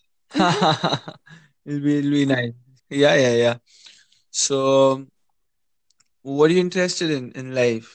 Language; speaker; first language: English; non-native, local second language; Hindi